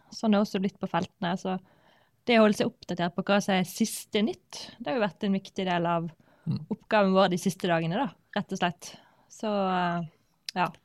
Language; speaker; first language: Norwegian; native; Norwegian